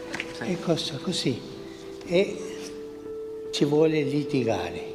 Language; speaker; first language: Italian; non-native, fluent; Spanish